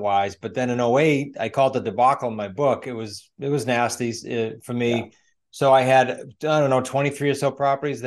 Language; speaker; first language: English; native; English